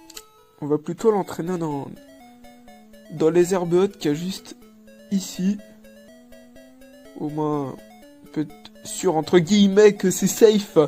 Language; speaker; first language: French; native; French